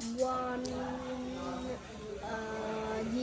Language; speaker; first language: English; non-native, learner; Vietnamese